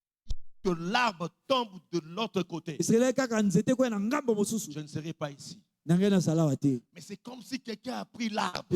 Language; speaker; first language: French; non-native, local second language; Lingala